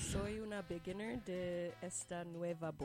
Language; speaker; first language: Spanish; non-native, learner; English